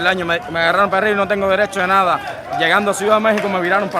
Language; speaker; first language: Spanish; non-native, learner; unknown